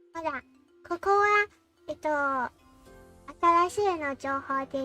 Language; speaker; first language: Japanese; non-native, learner; English